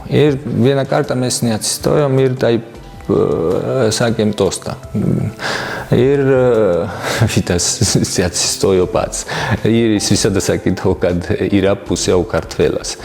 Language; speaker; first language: Lithuanian; non-native, fluent; Georgian